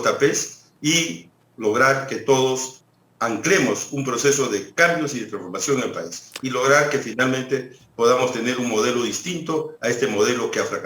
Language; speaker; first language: Spanish; native; Spanish